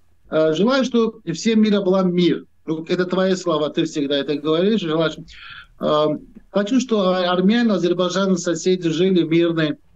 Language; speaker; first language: Russian; non-native, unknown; Turkish